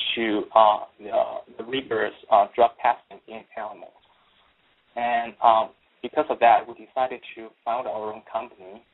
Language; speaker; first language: English; non-native, fluent; Chinese